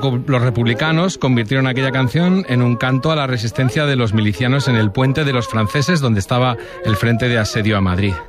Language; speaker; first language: Spanish; native; Spanish